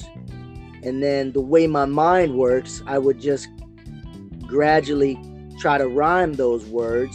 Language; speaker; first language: English; native; English